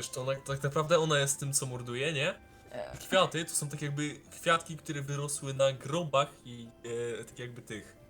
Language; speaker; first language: Polish; early bilingual, heritage; Polish